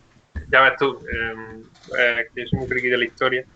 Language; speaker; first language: Spanish; native; Spanish